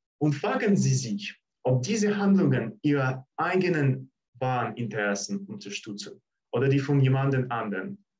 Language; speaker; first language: German; non-native, fluent; Russian